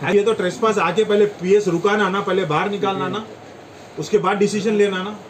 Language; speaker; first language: Hindi; non-native, local second language; Telugu